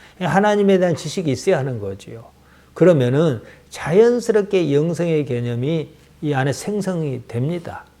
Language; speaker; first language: Korean; native; Korean